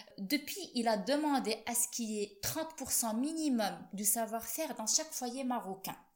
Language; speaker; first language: French; non-native, local second language; Arabic